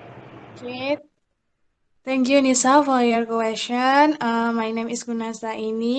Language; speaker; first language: English; non-native, learner; Indonesian